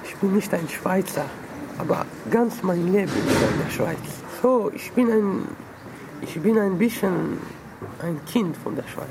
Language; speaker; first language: German; early bilingual, other home language; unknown